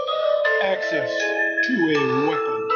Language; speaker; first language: English; native; English